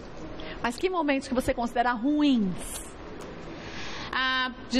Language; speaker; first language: Portuguese; native; Portuguese